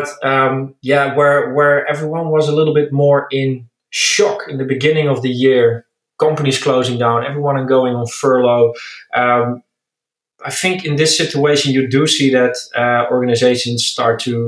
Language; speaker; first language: English; non-native, fluent; Dutch